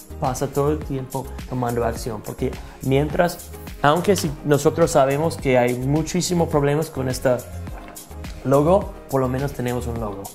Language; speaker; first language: Spanish; non-native, fluent; English